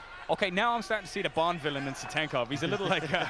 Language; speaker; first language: English; native; English